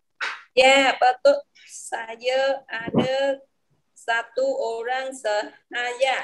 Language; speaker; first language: Indonesian; non-native, learner; Vietnamese